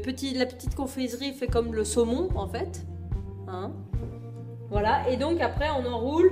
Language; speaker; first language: French; native; French